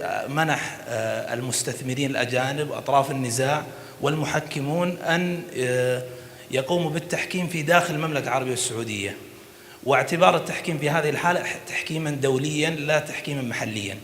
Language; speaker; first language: Arabic; native; Arabic